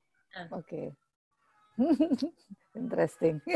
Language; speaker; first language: English; non-native, learner; Indonesian